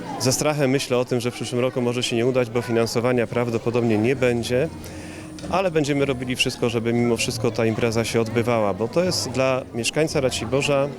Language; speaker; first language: Polish; native; Polish